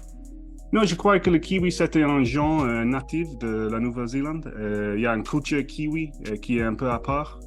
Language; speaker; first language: French; non-native, fluent; English